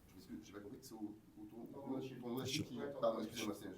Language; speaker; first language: French; native; French